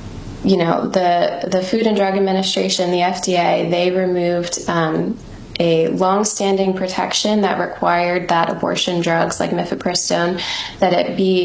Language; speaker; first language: English; native; English